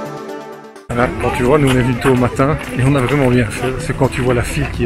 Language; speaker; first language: French; native; French